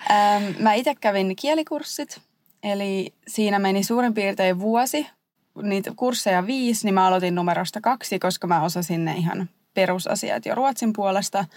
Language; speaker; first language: Finnish; native; Finnish